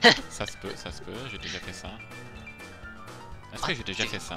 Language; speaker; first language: French; native; French